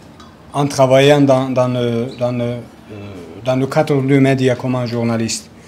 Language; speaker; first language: French; non-native, learner; Kurdish